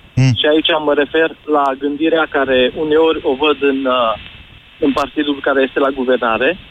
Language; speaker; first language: Romanian; native; Romanian